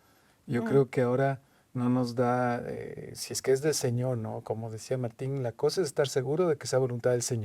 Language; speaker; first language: Spanish; native; Spanish